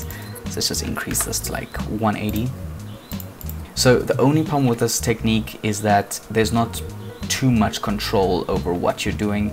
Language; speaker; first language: English; native; English